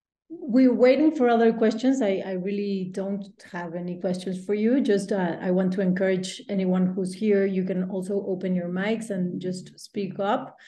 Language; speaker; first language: English; non-native, fluent; Spanish